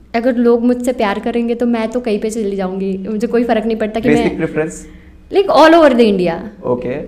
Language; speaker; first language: Hindi; non-native, local second language; Marathi